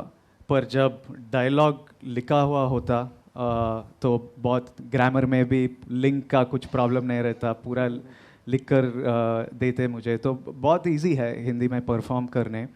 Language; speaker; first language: Hindi; non-native, local second language; Telugu